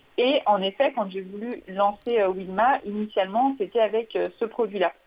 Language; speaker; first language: French; native; French